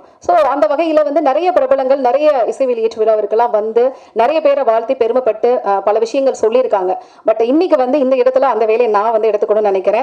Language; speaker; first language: Tamil; native; Tamil